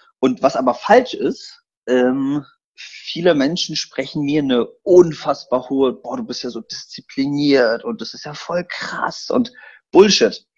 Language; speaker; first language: German; early bilingual, other home language; Polish